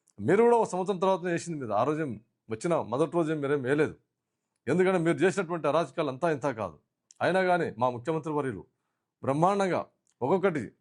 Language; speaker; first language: Telugu; native; Telugu